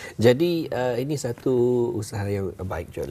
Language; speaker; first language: Malay; native; Malay